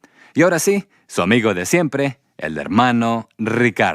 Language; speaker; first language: Spanish; native; Spanish